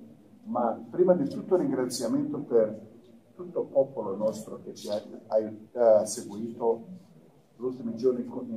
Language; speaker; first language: Italian; non-native, fluent; Croatian